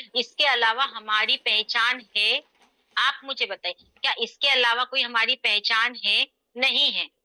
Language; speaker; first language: Hindi; native; Hindi